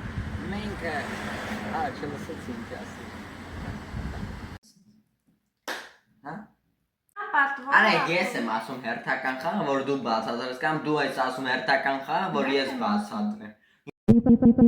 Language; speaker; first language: Armenian; early bilingual, heritage; Armenian